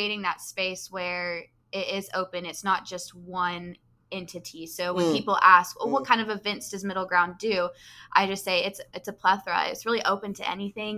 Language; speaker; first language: English; native; English